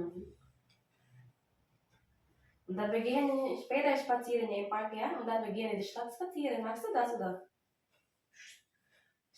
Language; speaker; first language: German; non-native, learner; Filipino